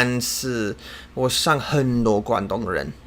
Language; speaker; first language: Chinese; non-native, learner; English